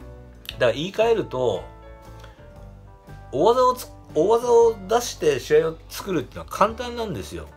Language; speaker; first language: Japanese; native; Japanese